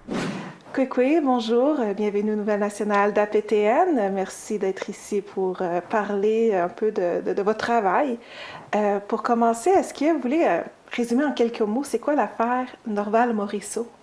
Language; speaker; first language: French; native; French